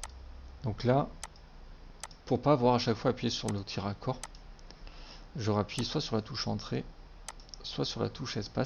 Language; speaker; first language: French; native; French